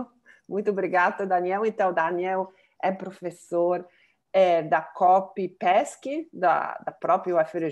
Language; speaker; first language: Portuguese; non-native, fluent; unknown